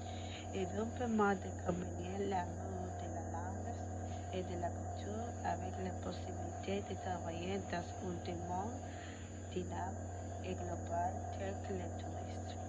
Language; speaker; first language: French; non-native, learner; Spanish